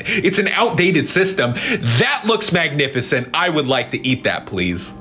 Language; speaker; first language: English; native; English